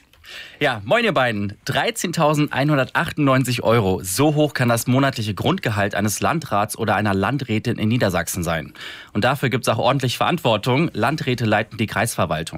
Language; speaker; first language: German; native; German